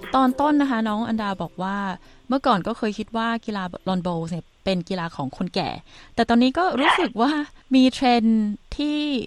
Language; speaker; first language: Thai; native; Thai